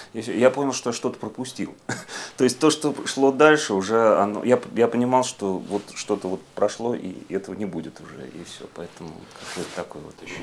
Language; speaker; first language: Russian; native; Russian